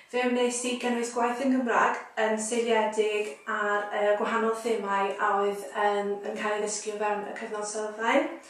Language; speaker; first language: Welsh; non-native, local second language; English